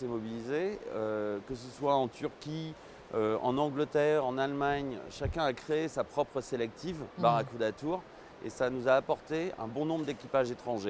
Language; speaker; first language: French; native; French